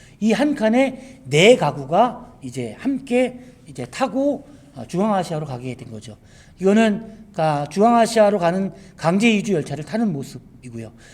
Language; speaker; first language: Korean; native; Korean